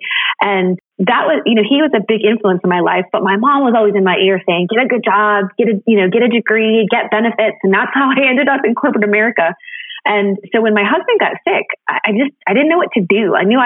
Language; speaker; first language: English; native; English